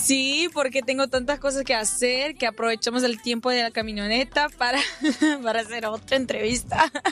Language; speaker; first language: Spanish; non-native, fluent; Portuguese